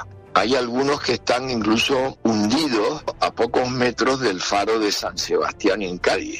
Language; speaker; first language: Spanish; native; Spanish